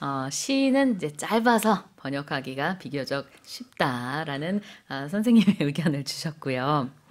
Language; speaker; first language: Korean; native; Korean